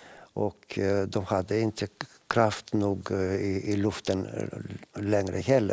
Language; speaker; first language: Swedish; non-native, fluent; Greek